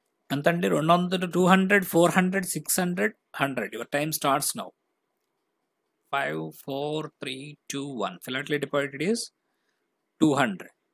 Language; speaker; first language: English; non-native, local second language; Telugu